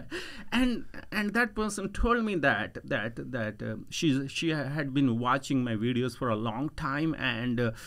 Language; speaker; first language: English; non-native, local second language; Punjabi